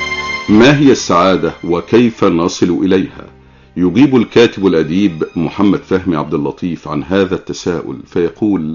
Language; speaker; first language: Arabic; native; Arabic